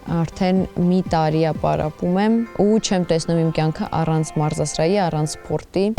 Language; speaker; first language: Armenian; early bilingual, heritage; Armenian